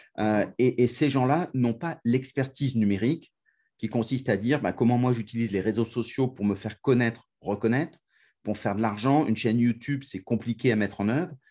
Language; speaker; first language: French; native; French